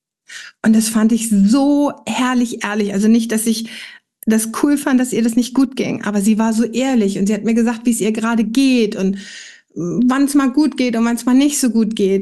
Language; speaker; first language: German; native; German